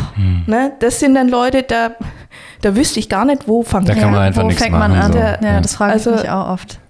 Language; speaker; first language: German; native; German